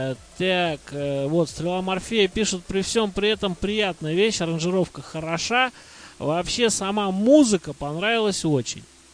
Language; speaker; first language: Russian; native; Russian